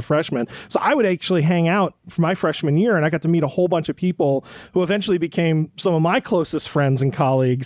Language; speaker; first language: English; native; English